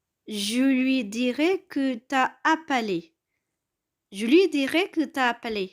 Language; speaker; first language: French; non-native, fluent; Tamil